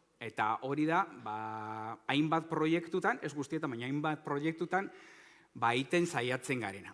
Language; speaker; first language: Basque; native; Basque